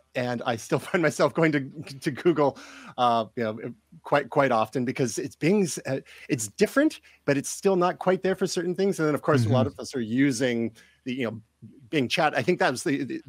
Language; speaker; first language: English; native; English